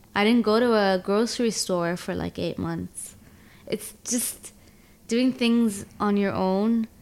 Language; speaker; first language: English; early bilingual, other home language; Arabic